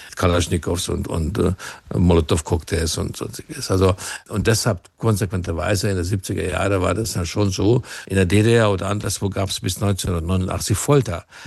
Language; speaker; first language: German; non-native, fluent; Hungarian